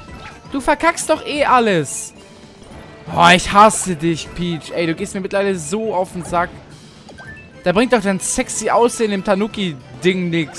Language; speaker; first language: German; native; German